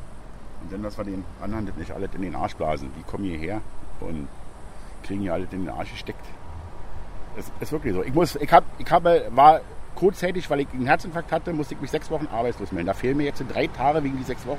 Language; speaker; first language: German; native; German